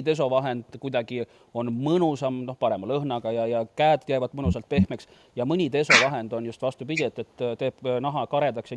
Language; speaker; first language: Estonian; native; Estonian